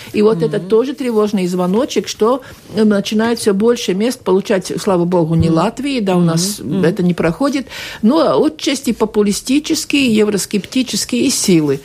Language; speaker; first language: Russian; non-native, local second language; Latvian